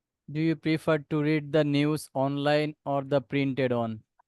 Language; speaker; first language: English; non-native, local second language; Bangla